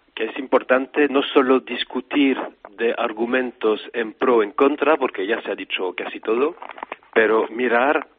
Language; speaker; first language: Spanish; non-native, fluent; French